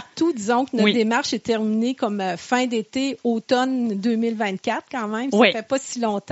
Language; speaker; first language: French; native; French